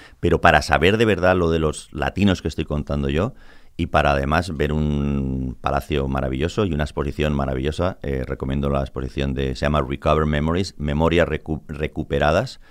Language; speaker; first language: Spanish; native; Spanish